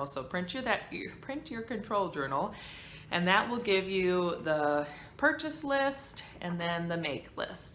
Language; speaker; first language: English; native; English